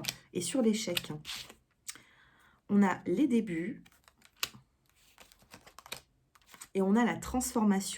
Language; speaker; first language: French; native; French